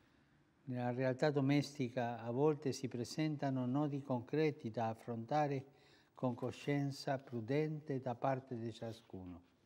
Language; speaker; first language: Italian; non-native, fluent; Spanish